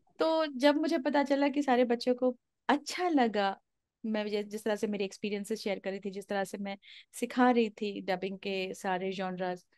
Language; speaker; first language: Hindi; non-native, local second language; Marathi